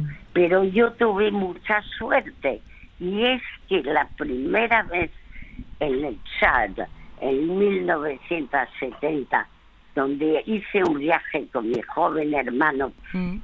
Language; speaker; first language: Spanish; early bilingual, other home language; French